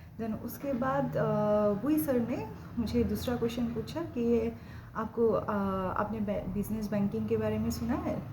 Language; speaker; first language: Hindi; non-native, local second language; Assamese